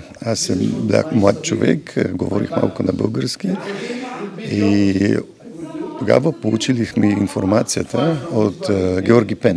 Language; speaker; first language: Bulgarian; non-native, learner; Polish